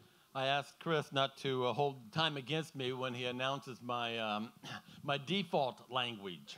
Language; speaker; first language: English; native; English